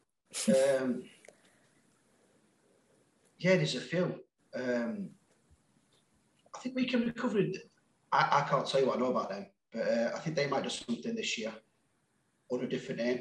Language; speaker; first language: English; native; English